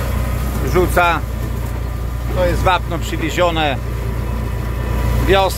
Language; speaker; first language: Polish; native; Polish